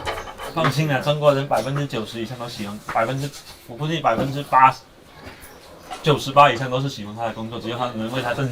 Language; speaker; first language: Chinese; native; Chinese